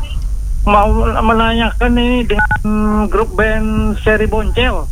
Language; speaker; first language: Indonesian; native; Indonesian